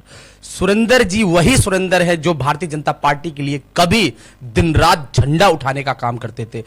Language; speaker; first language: Hindi; native; Hindi